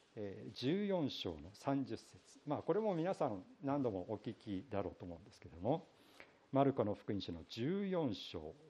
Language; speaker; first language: Japanese; native; Japanese